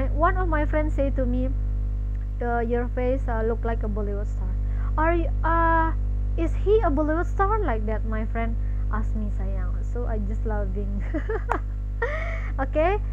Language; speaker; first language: English; non-native, learner; Indonesian